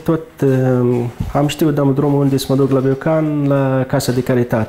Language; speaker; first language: Romanian; non-native, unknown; Arabic